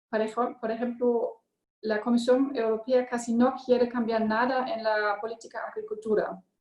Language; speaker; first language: Spanish; non-native, learner; German